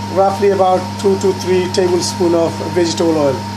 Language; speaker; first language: English; non-native, local second language; Sylheti